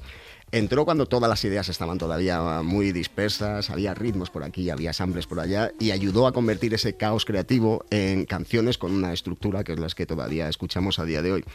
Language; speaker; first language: Spanish; native; Spanish